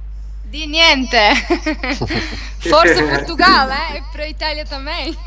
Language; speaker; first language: Portuguese; non-native, learner; Italian